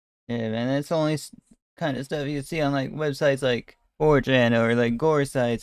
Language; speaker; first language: English; native; English